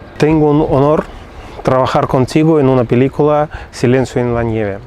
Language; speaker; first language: Spanish; non-native, fluent; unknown